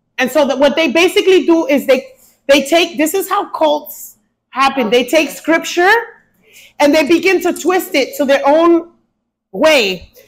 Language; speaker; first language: English; early bilingual, other home language; Spanish